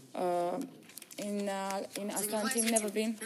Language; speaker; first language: English; non-native, learner; Russian